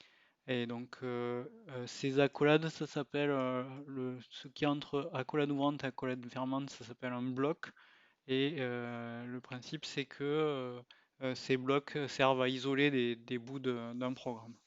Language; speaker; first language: French; native; French